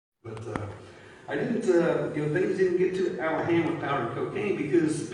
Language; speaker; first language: English; native; English